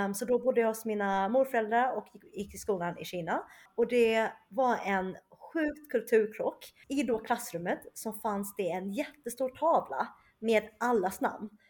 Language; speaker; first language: Swedish; early bilingual, other home language; Chinese